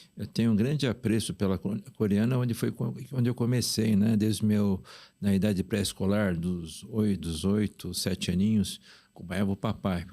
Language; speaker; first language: Portuguese; early bilingual, other home language; Korean